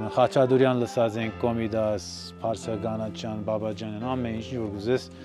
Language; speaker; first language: Armenian; early bilingual, heritage; Armenian